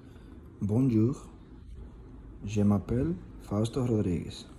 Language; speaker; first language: French; non-native, learner; Spanish